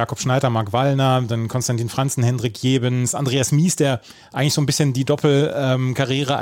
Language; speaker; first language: German; native; German